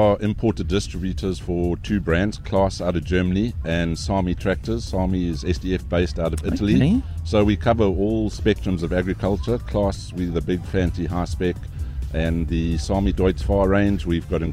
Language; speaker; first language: English; native; English